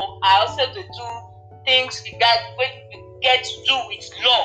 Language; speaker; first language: Nigerian Pidgin; non-native, local second language; Yoruba